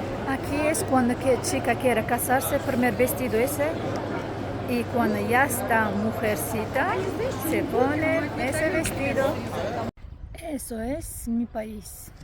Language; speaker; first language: Spanish; non-native, learner; Turkmen